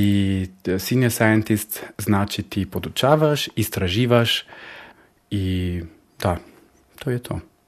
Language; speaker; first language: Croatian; early bilingual, heritage; Croatian